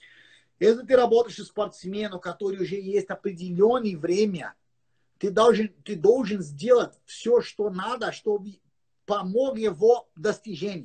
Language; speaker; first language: Russian; non-native, learner; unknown